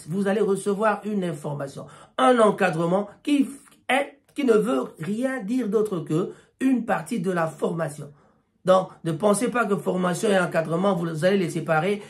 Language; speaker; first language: French; non-native, local second language; Lingala